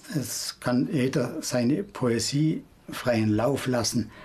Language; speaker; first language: German; native; German